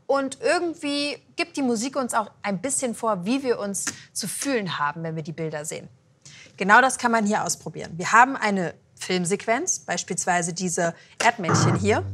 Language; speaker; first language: German; native; German